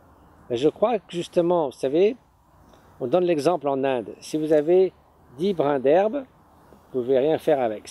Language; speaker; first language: French; native; French